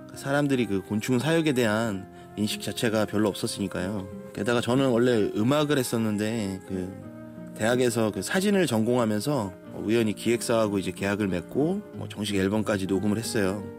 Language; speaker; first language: Korean; native; Korean